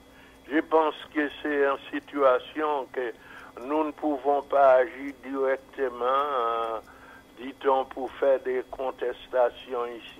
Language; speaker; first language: French; non-native, fluent; English